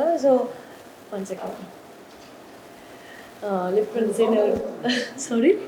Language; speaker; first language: Tamil; non-native, learner; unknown